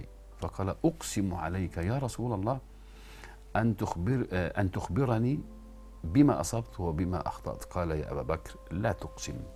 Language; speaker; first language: Arabic; native; Arabic